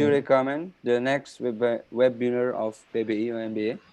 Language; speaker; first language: English; non-native, fluent; Indonesian